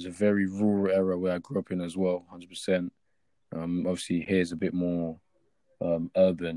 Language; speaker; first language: English; early bilingual, other home language; Yoruba